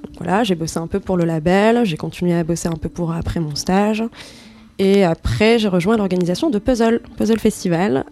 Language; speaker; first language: French; non-native, local second language; Arabic